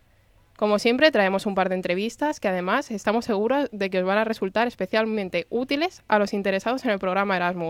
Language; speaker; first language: Spanish; native; Spanish